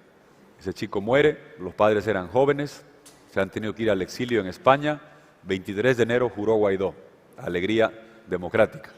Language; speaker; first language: Spanish; native; Spanish